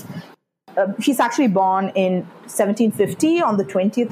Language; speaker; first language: English; non-native, local second language; Malayalam